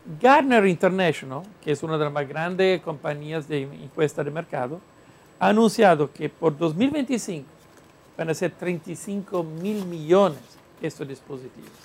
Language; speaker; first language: Spanish; non-native, fluent; Italian